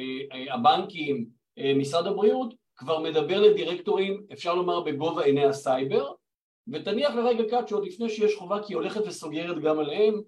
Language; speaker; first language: Hebrew; native; Hebrew